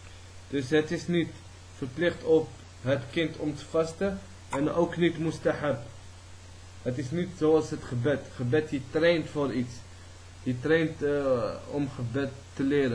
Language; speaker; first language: Dutch; early bilingual, other home language; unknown